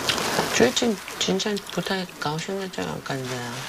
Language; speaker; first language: Chinese; non-native, learner; Korean